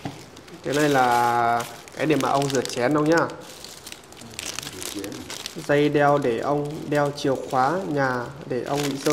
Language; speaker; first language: Vietnamese; native; Vietnamese